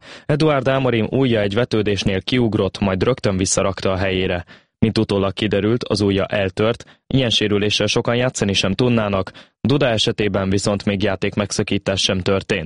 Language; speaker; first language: Hungarian; native; Hungarian